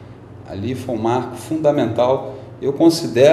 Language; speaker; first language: Portuguese; native; Portuguese